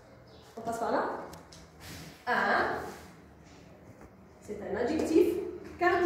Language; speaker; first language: French; non-native, local second language; Arabic